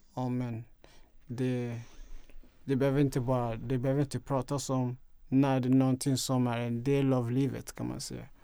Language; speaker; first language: Swedish; non-native, fluent; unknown